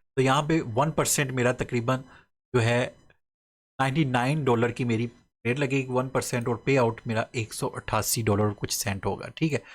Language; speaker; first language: Urdu; non-native, local second language; Punjabi